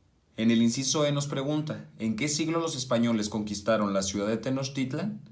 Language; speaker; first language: Spanish; native; Spanish